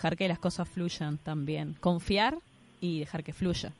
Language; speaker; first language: Spanish; native; Spanish